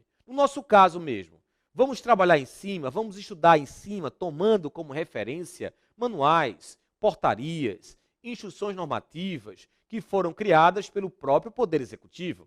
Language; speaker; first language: Portuguese; native; Portuguese